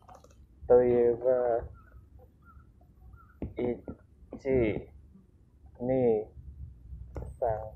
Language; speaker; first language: Japanese; non-native, fluent; Indonesian